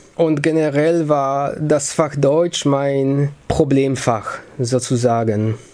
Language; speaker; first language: German; early bilingual, other home language; Polish